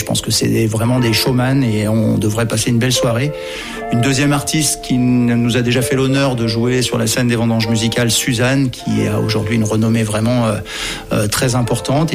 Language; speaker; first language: French; native; French